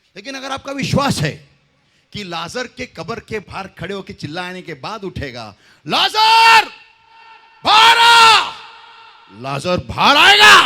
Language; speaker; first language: Hindi; non-native, local second language; Marathi